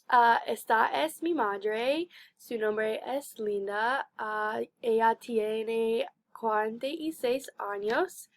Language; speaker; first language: Spanish; non-native, learner; English